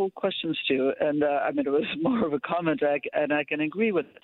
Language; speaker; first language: English; non-native, fluent; Russian